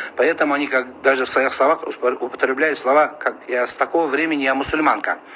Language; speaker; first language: Russian; non-native, local second language; Kazakh